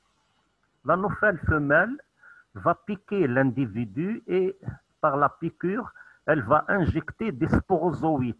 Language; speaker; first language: French; non-native, local second language; Arabic